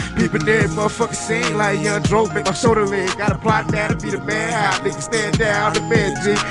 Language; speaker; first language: English; native; English